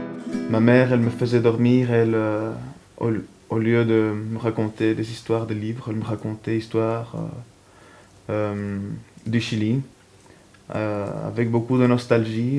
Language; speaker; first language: French; early bilingual, other home language; Spanish